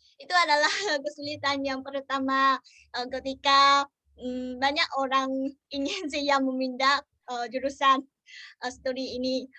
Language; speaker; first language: Indonesian; non-native, learner; Vietnamese